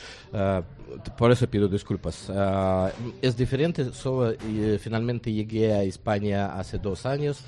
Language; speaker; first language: Spanish; non-native, learner; Russian